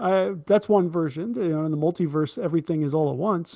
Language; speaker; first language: English; native; English